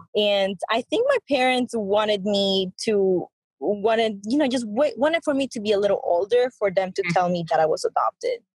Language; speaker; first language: English; early bilingual, other home language; Spanish